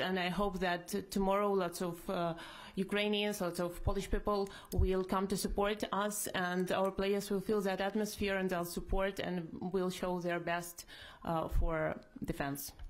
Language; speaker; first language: English; non-native, fluent; Ukrainian